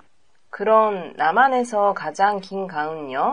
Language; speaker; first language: Korean; non-native, learner; Japanese